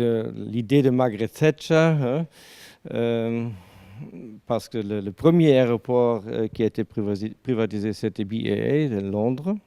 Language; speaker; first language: French; non-native, learner; German